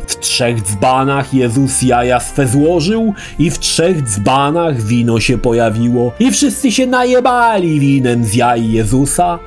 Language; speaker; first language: Polish; native; Polish